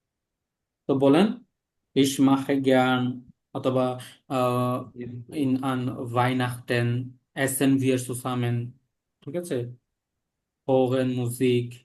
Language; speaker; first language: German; non-native, learner; Bangla